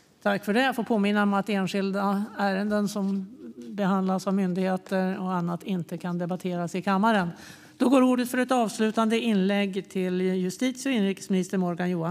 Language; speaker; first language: Swedish; native; Swedish